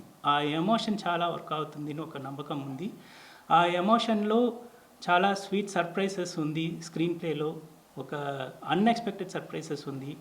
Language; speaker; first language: Telugu; non-native, learner; Tamil